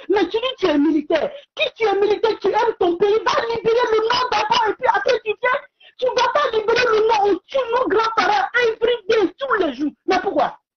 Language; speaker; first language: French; non-native, local second language; Bambara